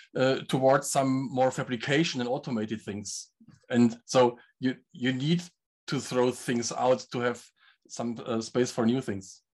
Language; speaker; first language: English; non-native, fluent; German